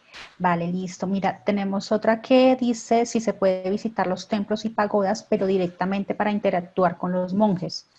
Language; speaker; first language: Spanish; native; Spanish